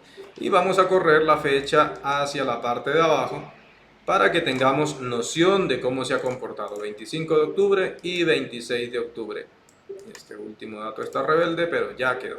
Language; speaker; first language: Spanish; native; Spanish